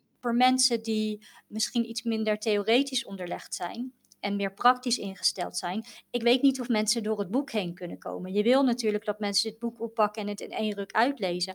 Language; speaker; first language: Dutch; native; Dutch